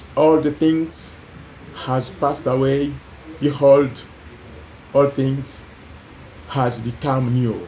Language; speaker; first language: English; non-native, local second language; Swahili